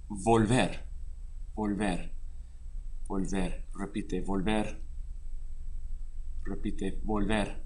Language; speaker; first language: Spanish; non-native, fluent; English